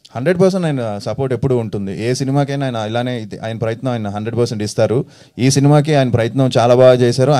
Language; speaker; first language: Telugu; native; Telugu